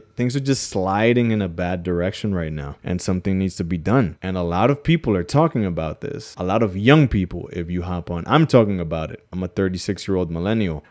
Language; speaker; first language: English; native; English